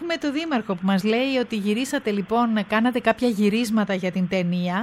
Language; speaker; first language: Greek; native; Greek